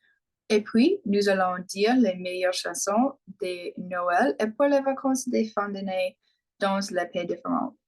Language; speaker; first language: French; non-native, learner; English